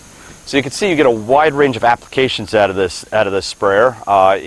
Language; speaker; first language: English; native; English